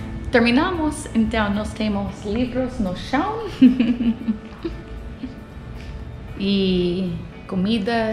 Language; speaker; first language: Portuguese; non-native, learner; English